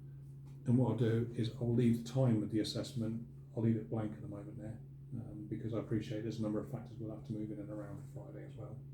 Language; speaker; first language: English; native; English